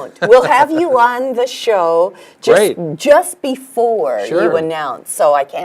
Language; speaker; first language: English; native; English